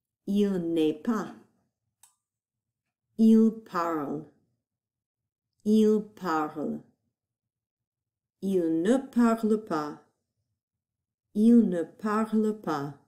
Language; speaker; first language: French; non-native, fluent; English